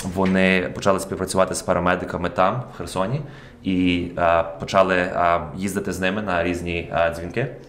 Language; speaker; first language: Ukrainian; native; Ukrainian